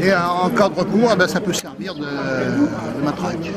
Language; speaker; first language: French; native; French